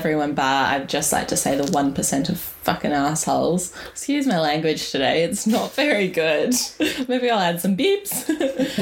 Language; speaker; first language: English; native; English